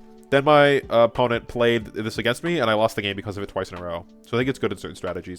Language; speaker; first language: English; native; English